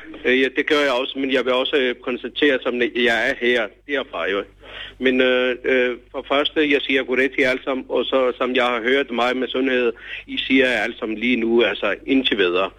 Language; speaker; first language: Danish; non-native, learner; Urdu